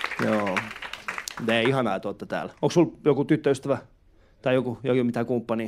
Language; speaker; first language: Finnish; early bilingual, other home language; Persian